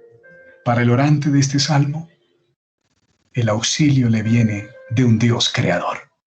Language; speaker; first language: Spanish; native; Spanish